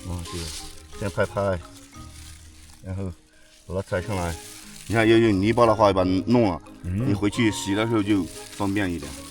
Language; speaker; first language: Chinese; native; Chinese